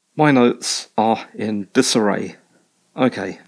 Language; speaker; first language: English; native; English